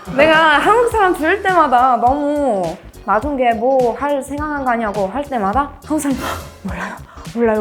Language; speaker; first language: Korean; non-native, learner; French